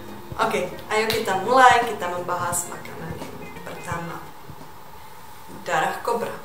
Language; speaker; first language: Indonesian; non-native, fluent; Czech